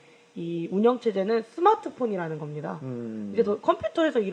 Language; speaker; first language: Korean; native; Korean